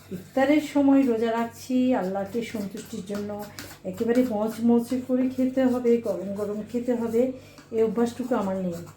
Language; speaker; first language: Bangla; native; Bangla